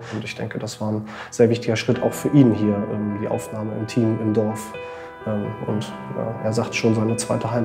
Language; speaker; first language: German; native; German